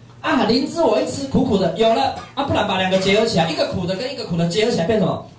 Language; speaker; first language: Chinese; native; Chinese